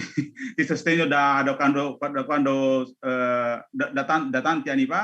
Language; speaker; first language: Italian; non-native, learner; Indonesian